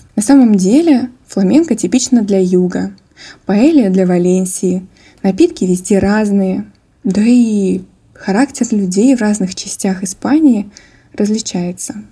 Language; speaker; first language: Russian; native; Russian